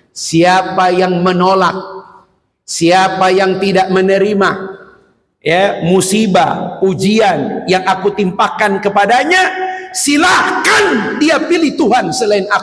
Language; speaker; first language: Indonesian; native; Indonesian